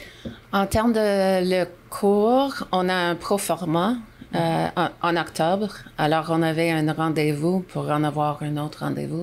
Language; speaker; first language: French; non-native, local second language; English